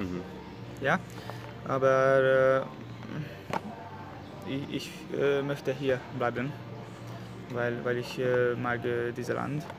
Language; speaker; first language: German; non-native, learner; Hungarian